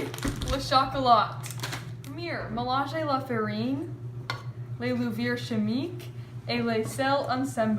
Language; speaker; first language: French; non-native, learner; English